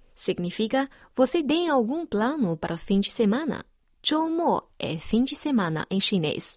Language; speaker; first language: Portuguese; non-native, fluent; Chinese